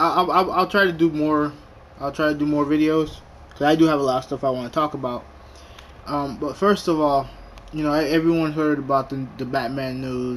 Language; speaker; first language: English; native; English